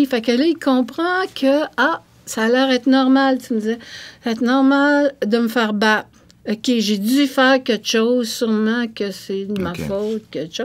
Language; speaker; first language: French; native; French